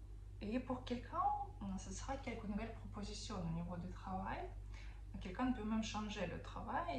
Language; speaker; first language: French; non-native, fluent; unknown